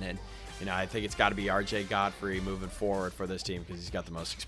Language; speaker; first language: English; native; English